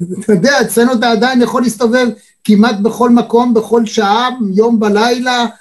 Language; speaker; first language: Hebrew; native; Hebrew